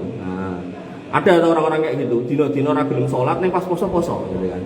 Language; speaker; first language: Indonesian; non-native, local second language; Javanese